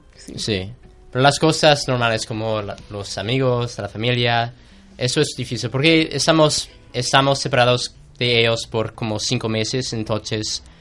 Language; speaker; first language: Spanish; non-native, fluent; English